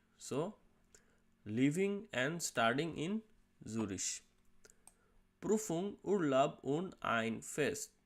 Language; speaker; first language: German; non-native, learner; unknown